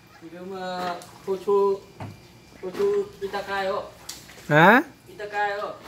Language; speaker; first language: Korean; non-native, learner; Khmer